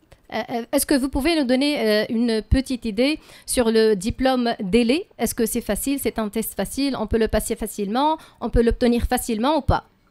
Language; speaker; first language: French; non-native, local second language; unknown